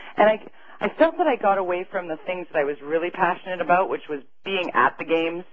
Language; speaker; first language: English; native; English